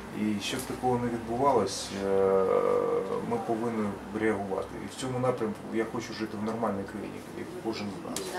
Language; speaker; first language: Ukrainian; non-native, local second language; Russian